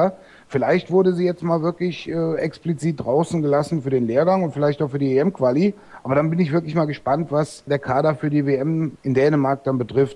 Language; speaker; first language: German; native; German